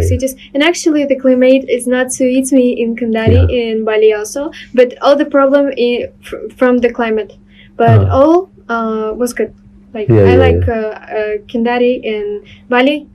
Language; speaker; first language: English; non-native, learner; Russian